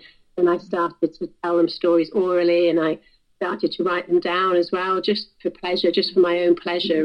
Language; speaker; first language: English; native; English